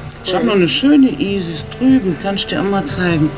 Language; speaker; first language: German; native; German